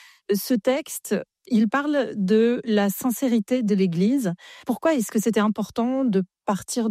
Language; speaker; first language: French; native; French